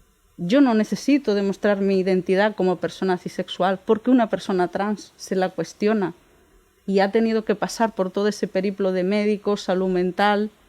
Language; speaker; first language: Spanish; native; Spanish